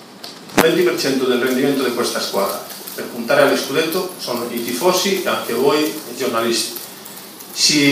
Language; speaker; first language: Italian; non-native, fluent; Spanish